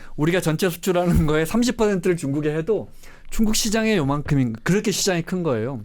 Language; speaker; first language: Korean; native; Korean